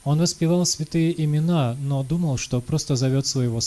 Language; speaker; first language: Russian; native; Russian